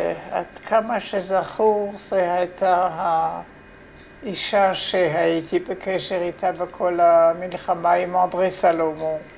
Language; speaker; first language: Hebrew; non-native, fluent; French